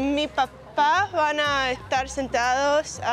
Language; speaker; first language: Spanish; early bilingual, heritage; Spanish